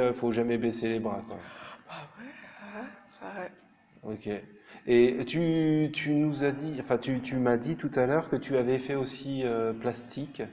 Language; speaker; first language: French; native; French